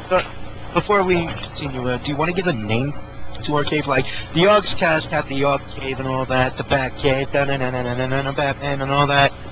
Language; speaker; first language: English; native; English